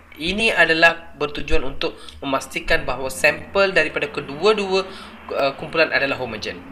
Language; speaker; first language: Malay; non-native, local second language; Tamil